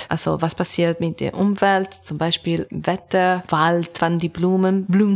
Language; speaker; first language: German; non-native, learner; Italian